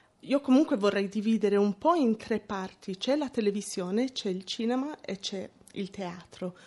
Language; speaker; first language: Italian; non-native, fluent; English